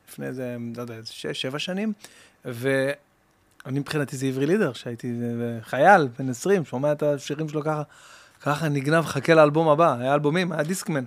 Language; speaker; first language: Hebrew; native; Hebrew